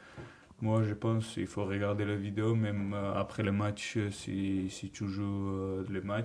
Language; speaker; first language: French; non-native, learner; Georgian